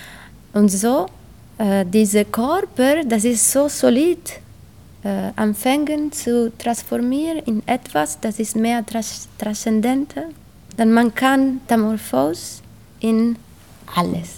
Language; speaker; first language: German; non-native, learner; Italian